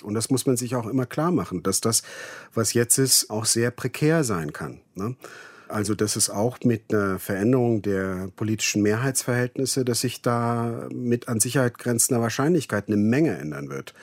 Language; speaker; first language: German; native; German